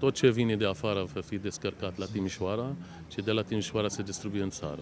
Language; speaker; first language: Romanian; non-native, fluent; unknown